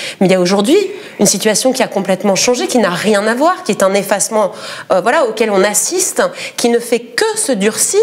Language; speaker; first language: French; native; French